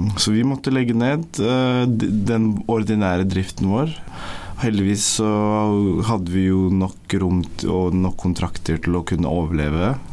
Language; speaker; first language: Norwegian; early bilingual, other home language; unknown